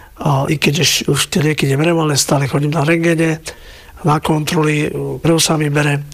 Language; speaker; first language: Slovak; native; Slovak